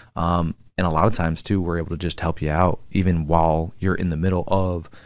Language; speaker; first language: English; native; English